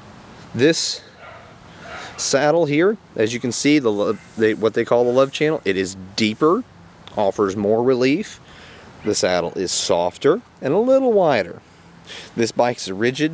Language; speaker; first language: English; native; English